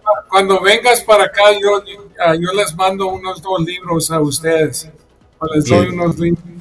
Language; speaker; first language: Spanish; early bilingual, heritage; Spanish